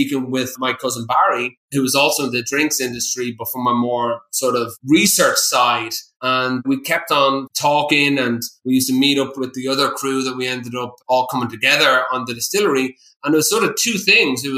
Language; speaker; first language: English; native; English